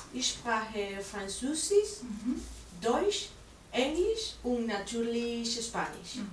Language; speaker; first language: German; non-native, learner; Spanish